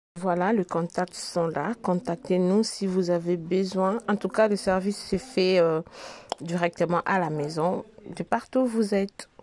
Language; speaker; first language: French; non-native, local second language; Lingala